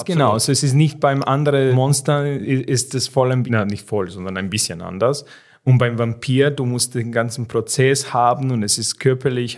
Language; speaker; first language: German; non-native, fluent; Serbian